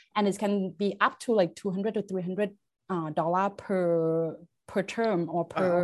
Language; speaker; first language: English; non-native, fluent; Thai